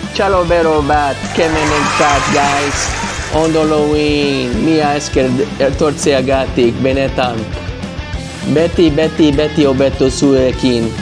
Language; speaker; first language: Basque; non-native, learner; English